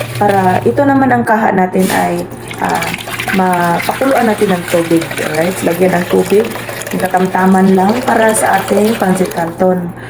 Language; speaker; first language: Filipino; non-native, local second language; Cebuano